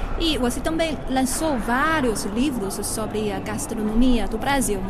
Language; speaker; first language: Portuguese; non-native, fluent; Chinese